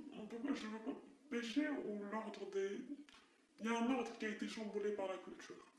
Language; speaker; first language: French; non-native, local second language; Arabic